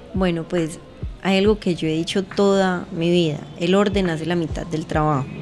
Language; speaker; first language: Spanish; native; Spanish